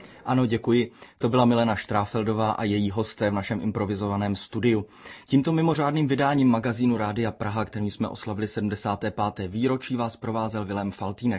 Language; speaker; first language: Czech; native; Czech